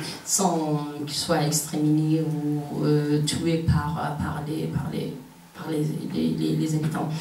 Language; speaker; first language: French; non-native, fluent; Kurdish